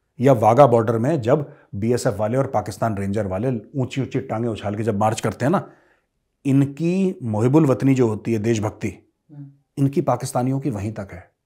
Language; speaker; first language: Hindi; native; Hindi